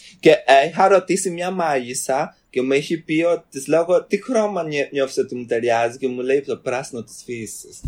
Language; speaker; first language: Greek; early bilingual, other home language; Albanian